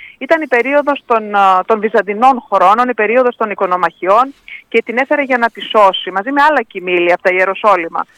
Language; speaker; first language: Greek; native; Greek